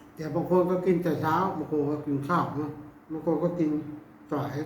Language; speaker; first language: Thai; non-native, local second language; Lao